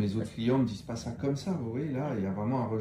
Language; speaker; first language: French; native; French